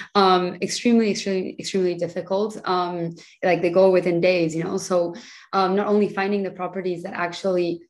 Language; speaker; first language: English; early bilingual, other home language; Spanish